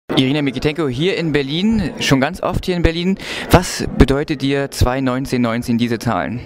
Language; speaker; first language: German; native; German